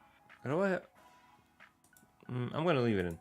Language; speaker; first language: Japanese; non-native, learner; English